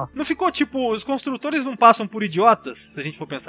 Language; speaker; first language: Portuguese; native; Portuguese